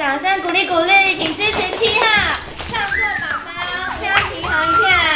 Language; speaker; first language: Chinese; native; Chinese